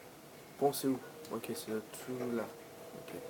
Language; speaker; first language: French; native; French